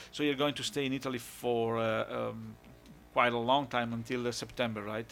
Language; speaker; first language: English; non-native, fluent; Italian